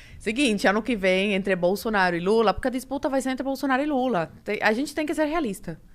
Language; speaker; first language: Portuguese; early bilingual, other home language; Spanish